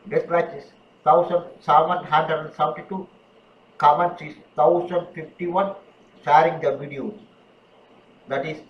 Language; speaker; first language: English; non-native, local second language; Tamil